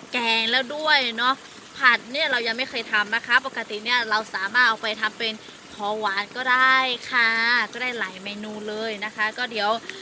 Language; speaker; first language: Thai; non-native, local second language; Lahu